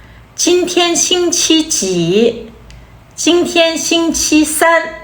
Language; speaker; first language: Chinese; non-native, fluent; Kazakh